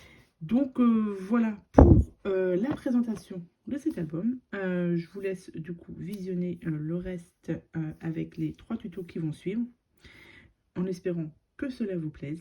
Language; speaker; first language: French; native; French